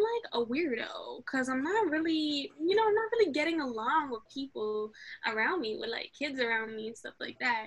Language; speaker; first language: English; early bilingual, other home language; Arabic